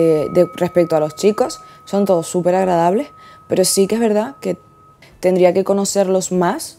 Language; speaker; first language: Spanish; native; Spanish